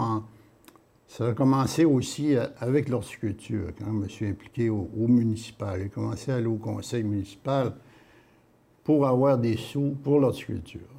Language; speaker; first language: French; native; French